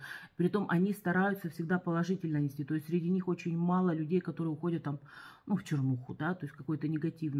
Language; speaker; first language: Russian; native; Russian